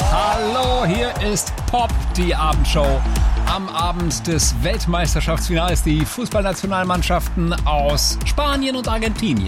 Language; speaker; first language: German; native; German